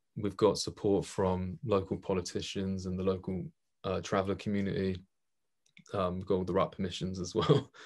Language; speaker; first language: English; native; English